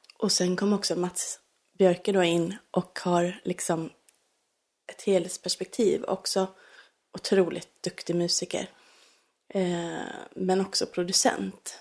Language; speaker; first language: Swedish; native; Swedish